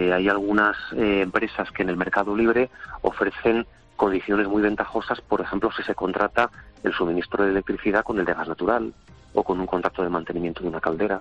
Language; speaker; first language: Spanish; native; Spanish